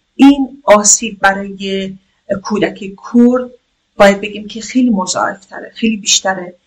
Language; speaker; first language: Persian; non-native, local second language; Kurdish